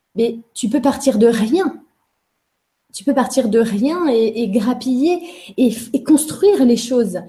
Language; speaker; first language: French; native; French